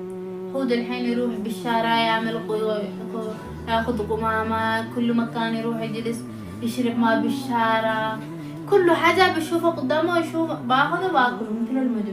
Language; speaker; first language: Arabic; non-native, learner; Oromo